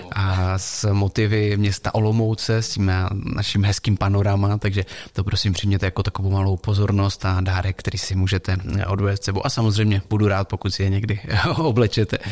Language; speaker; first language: Czech; native; Czech